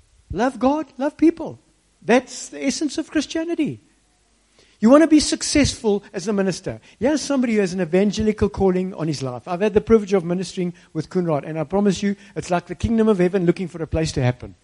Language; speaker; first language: English; native; English